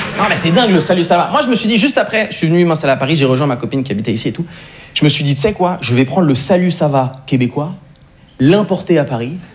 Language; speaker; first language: French; native; French